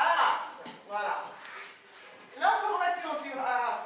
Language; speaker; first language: French; non-native, fluent; Ukrainian